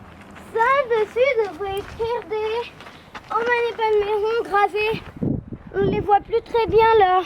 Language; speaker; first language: French; early bilingual, heritage; French